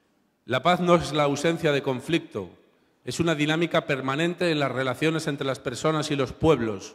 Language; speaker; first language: Spanish; native; Spanish